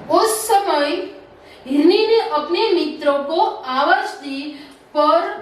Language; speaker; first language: Hindi; non-native, local second language; Gujarati